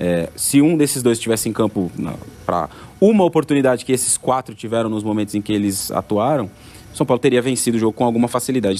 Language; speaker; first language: Portuguese; native; Portuguese